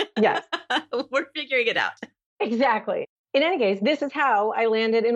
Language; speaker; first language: English; native; English